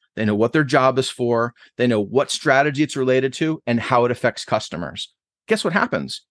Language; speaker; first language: English; native; English